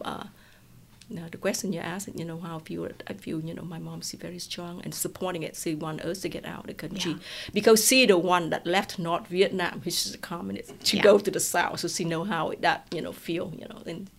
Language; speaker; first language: English; non-native, fluent; Vietnamese